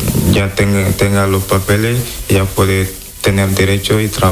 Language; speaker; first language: Spanish; non-native, learner; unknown